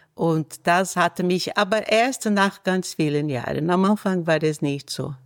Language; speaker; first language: German; non-native, fluent; Portuguese